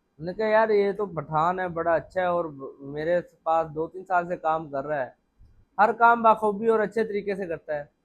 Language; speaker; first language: Urdu; non-native, local second language; Punjabi